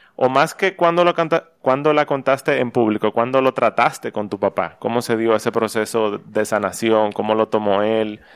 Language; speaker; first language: Spanish; native; Spanish